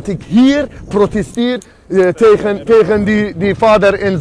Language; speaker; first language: Dutch; non-native, fluent; Azerbaijani